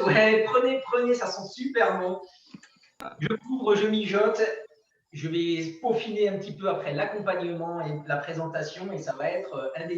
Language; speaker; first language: French; native; French